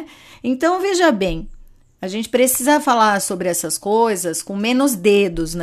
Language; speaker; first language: Portuguese; native; Portuguese